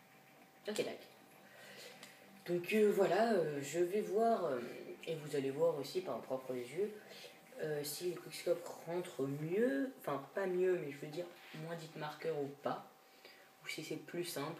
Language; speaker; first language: French; native; French